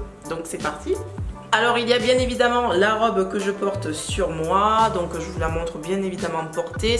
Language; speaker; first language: French; native; French